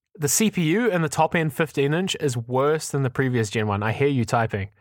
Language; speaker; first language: English; native; English